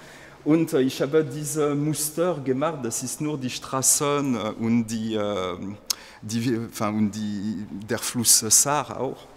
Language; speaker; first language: German; non-native, learner; French